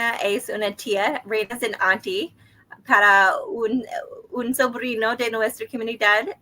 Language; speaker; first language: Spanish; non-native, learner; English